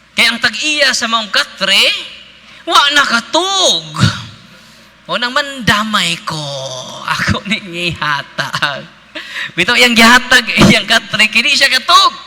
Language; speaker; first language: Cebuano; native; Cebuano